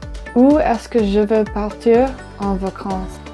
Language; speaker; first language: French; non-native, learner; English